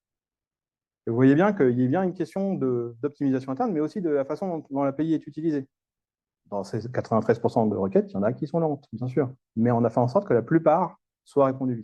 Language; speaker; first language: French; native; French